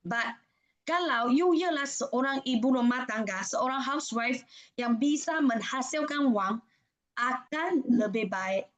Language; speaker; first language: Indonesian; non-native, fluent; Malay